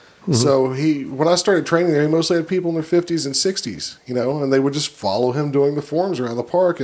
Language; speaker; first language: English; native; English